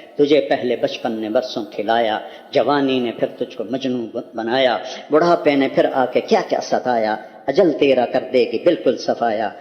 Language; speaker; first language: Urdu; non-native, local second language; Punjabi